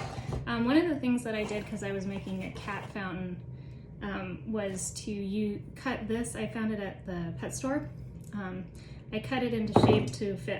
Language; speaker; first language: English; native; English